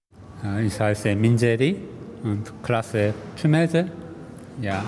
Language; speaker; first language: German; non-native, learner; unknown